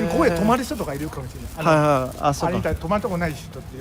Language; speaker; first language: Japanese; native; Japanese